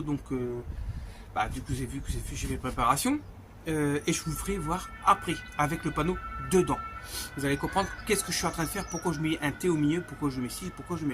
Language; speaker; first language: French; native; French